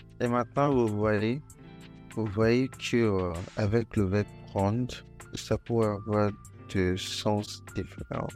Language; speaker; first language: French; non-native, fluent; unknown